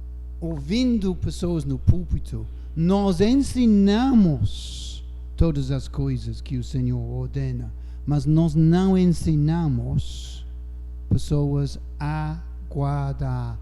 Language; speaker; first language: Portuguese; non-native, fluent; English